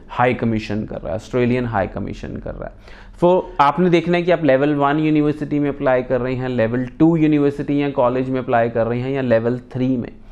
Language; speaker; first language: Hindi; non-native, local second language; Punjabi